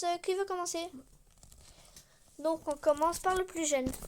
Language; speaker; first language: French; native; French